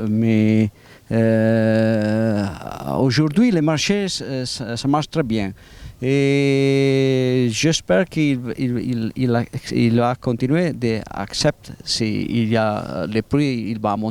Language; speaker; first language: French; non-native, learner; Italian